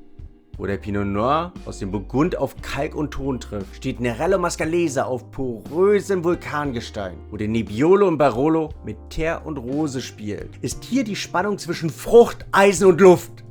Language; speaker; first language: German; native; German